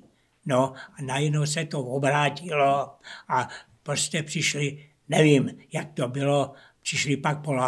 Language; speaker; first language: Czech; early bilingual, heritage; Czech